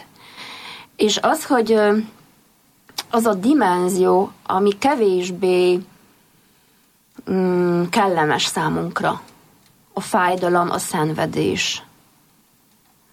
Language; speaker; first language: Hungarian; non-native, fluent; Polish